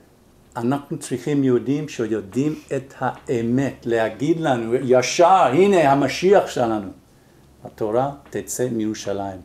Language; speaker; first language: Hebrew; non-native, fluent; English